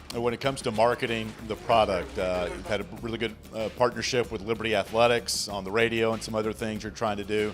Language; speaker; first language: English; native; English